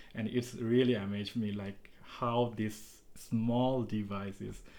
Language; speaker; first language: English; non-native, local second language; Bangla